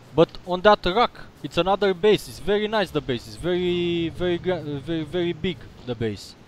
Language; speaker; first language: English; non-native, learner; Romanian